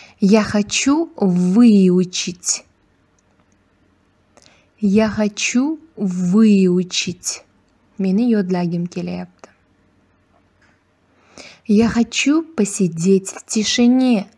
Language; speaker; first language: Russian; non-native, fluent; Uzbek